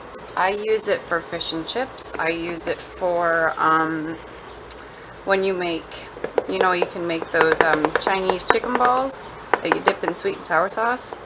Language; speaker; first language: English; native; English